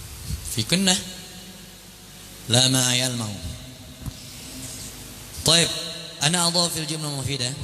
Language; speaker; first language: Arabic; non-native, fluent; Indonesian